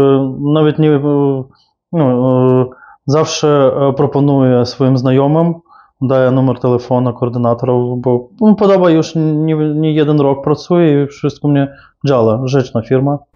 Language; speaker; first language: Polish; non-native, learner; Ukrainian